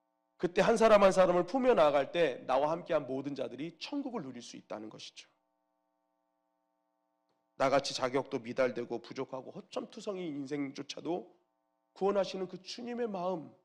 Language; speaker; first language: Korean; native; Korean